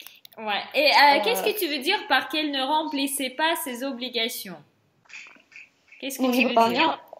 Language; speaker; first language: French; non-native, fluent; Russian